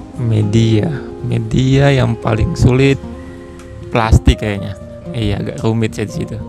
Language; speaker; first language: Indonesian; native; Indonesian